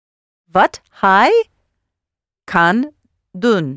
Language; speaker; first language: Dutch; non-native, learner; English